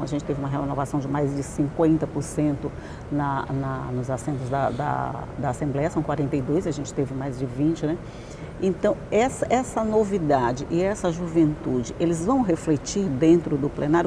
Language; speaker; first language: Portuguese; native; Portuguese